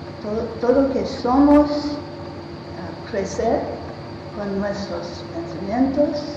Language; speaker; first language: Spanish; non-native, learner; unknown